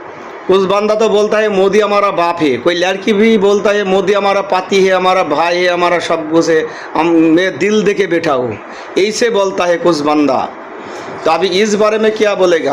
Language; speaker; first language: Hindi; non-native, local second language; Bangla